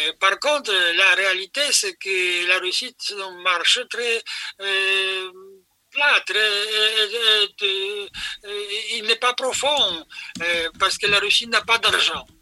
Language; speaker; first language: French; non-native, fluent; Polish